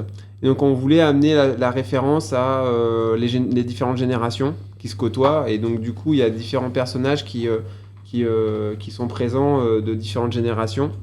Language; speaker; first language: French; native; French